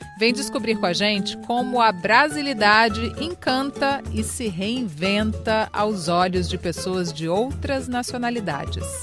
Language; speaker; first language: Portuguese; native; Portuguese